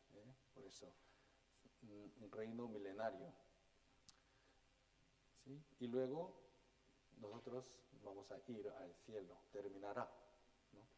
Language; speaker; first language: Spanish; non-native, fluent; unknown